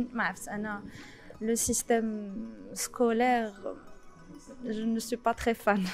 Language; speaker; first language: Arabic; native; Arabic